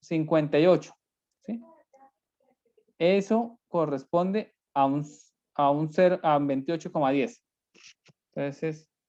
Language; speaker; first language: Spanish; native; Spanish